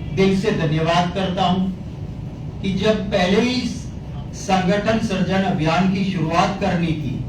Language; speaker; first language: Hindi; non-native, local second language; Gujarati